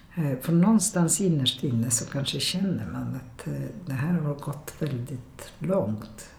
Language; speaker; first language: Swedish; non-native, fluent; Polish